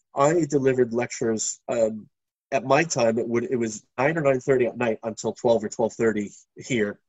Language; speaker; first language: English; native; English